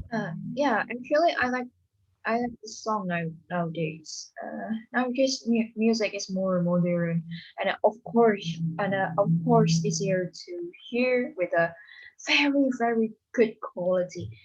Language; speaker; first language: English; non-native, learner; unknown